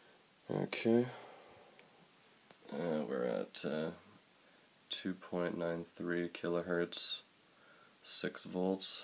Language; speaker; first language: English; native; English